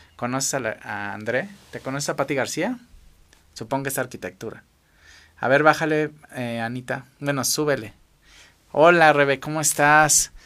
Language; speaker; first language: Spanish; native; Spanish